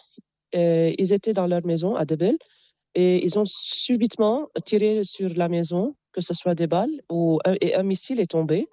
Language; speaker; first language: French; non-native, local second language; Arabic